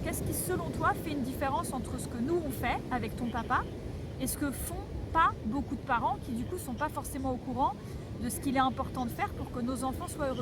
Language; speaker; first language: French; native; French